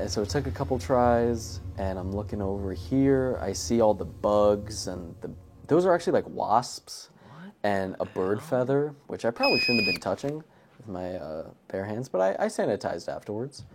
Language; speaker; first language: English; native; English